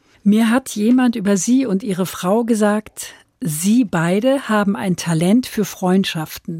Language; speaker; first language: German; native; German